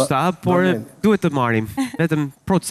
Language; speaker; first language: Albanian; non-native, learner; English